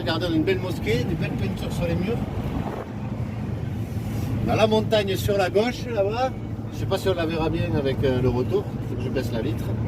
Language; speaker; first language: French; native; French